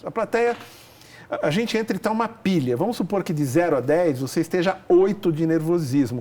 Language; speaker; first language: Portuguese; native; Portuguese